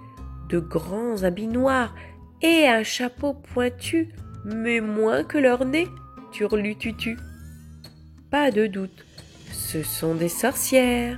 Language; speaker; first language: French; native; French